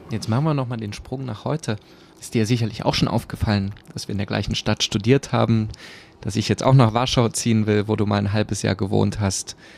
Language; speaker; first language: German; native; German